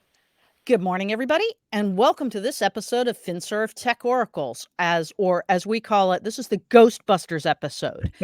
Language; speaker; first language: English; native; English